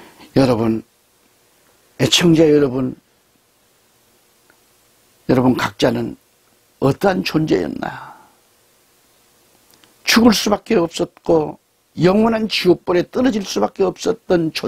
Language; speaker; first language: Korean; native; Korean